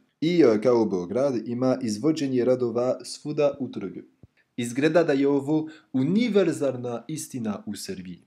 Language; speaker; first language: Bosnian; non-native, learner; French